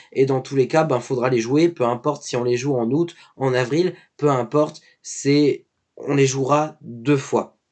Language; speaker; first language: French; native; French